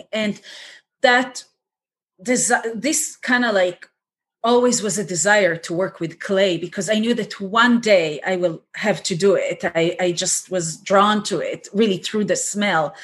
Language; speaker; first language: English; non-native, fluent; Hebrew